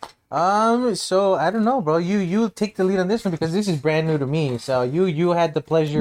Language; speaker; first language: English; early bilingual, other home language; Spanish